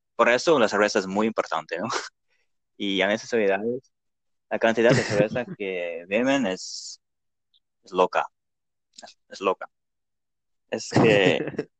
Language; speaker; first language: Spanish; non-native, fluent; Dutch